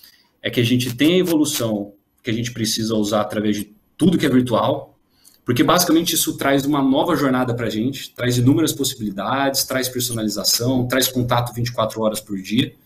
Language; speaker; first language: Portuguese; native; Portuguese